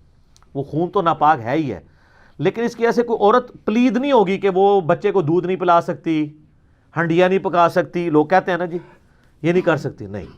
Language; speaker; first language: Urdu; non-native, local second language; Punjabi